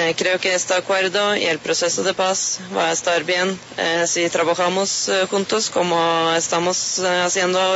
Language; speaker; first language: Spanish; non-native, learner; Norwegian